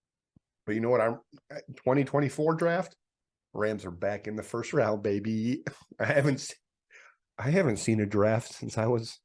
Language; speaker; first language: English; native; English